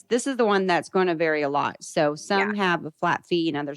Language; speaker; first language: English; native; English